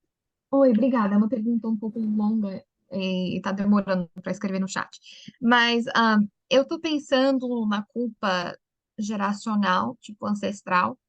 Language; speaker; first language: Portuguese; early bilingual, heritage; Portuguese